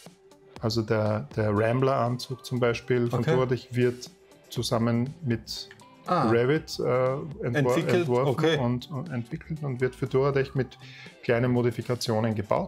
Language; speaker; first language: German; native; German